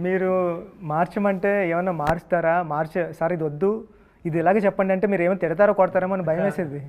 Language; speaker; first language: Telugu; native; Telugu